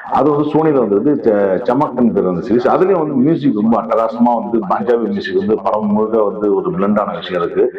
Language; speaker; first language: Tamil; native; Tamil